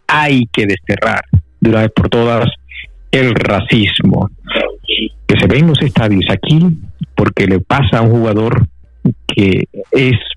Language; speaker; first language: Spanish; native; Spanish